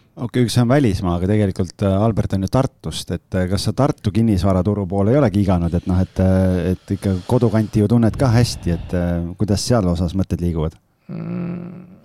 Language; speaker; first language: Estonian; native; Estonian